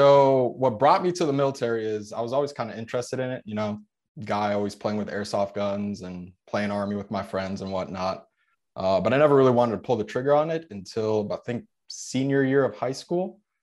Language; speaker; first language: English; early bilingual, other home language; Polish